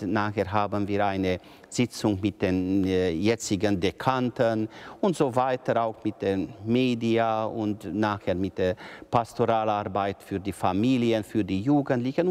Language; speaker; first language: German; non-native, local second language; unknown